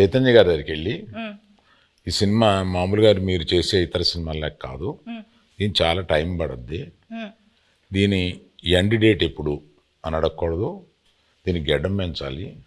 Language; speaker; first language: Telugu; native; Telugu